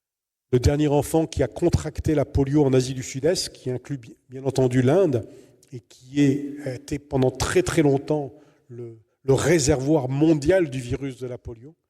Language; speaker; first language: French; native; French